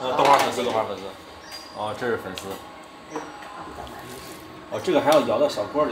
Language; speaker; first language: Chinese; native; Chinese